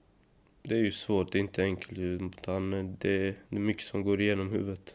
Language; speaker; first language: Swedish; native; Swedish